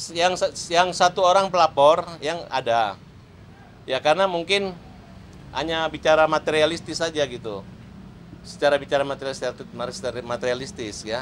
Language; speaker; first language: Indonesian; native; Indonesian